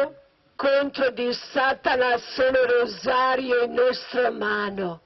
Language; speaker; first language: Italian; non-native, learner; Croatian